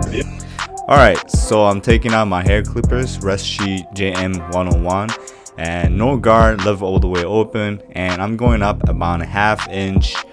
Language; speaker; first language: English; non-native, fluent; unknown